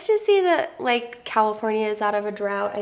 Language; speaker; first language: English; native; English